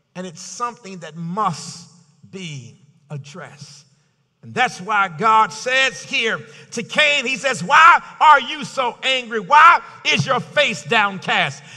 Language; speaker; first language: English; native; English